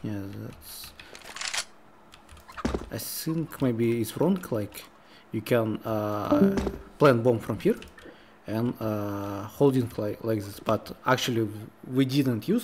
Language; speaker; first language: English; non-native, learner; Russian